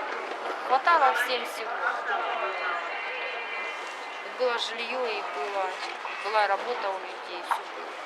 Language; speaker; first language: Russian; native; Russian